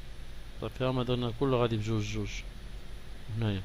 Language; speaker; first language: Arabic; native; Arabic